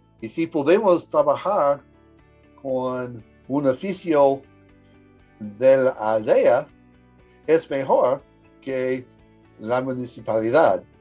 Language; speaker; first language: Spanish; early bilingual, heritage; English